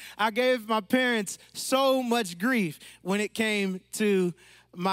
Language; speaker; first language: English; native; English